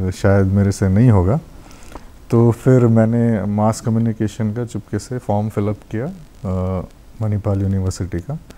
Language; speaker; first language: Hindi; non-native, local second language; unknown